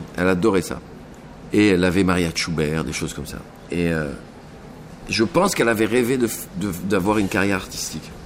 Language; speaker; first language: French; native; French